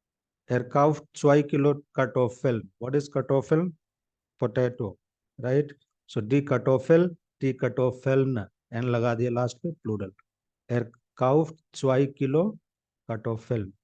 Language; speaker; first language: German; non-native, fluent; Hindi